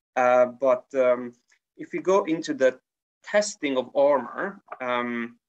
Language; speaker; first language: English; non-native, fluent; Italian